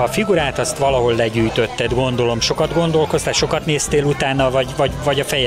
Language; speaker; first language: Hungarian; native; Hungarian